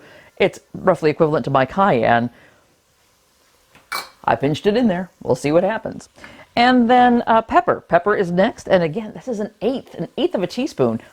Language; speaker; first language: English; native; English